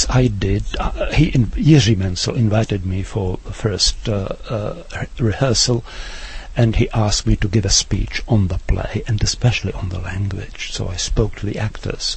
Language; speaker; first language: English; non-native, fluent; Czech